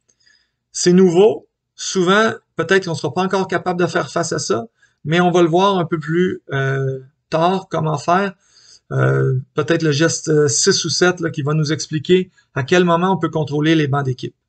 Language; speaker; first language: French; native; French